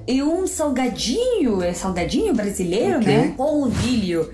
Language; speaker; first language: Portuguese; non-native, fluent; Russian